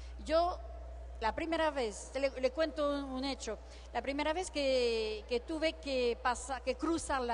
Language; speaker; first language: Spanish; non-native, fluent; French